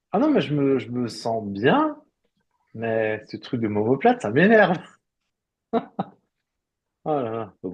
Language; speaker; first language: French; native; French